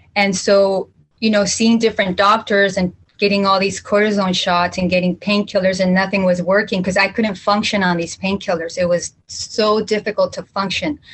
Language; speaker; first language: English; early bilingual, other home language; Spanish